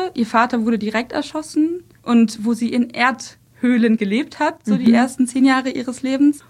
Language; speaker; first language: German; early bilingual, other home language; Russian